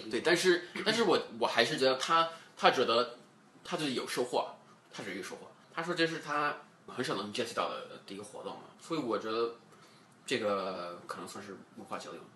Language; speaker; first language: Chinese; non-native, fluent; English